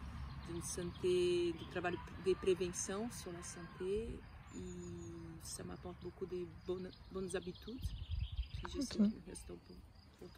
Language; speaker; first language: French; non-native, fluent; Portuguese